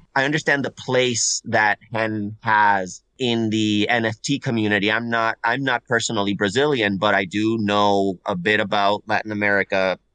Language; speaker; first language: English; non-native, fluent; Spanish